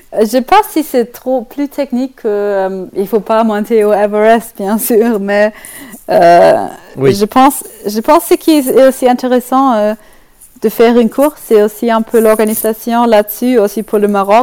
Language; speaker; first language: French; non-native, learner; German